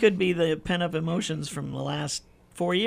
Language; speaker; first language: English; native; English